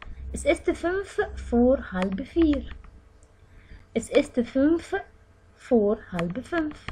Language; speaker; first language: German; non-native, fluent; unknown